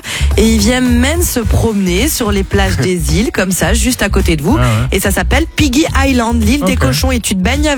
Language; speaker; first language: French; native; French